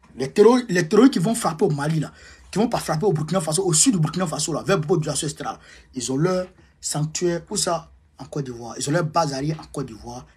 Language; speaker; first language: French; non-native, local second language; Dyula